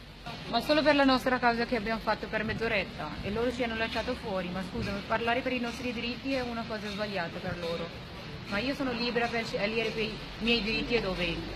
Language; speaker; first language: Italian; non-native, fluent; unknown